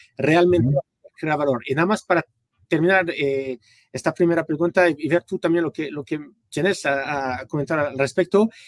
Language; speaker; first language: Spanish; non-native, fluent; French